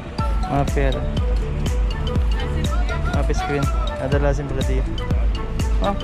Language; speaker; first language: Arabic; non-native, learner; Filipino